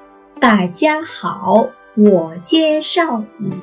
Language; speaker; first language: Chinese; non-native, fluent; Indonesian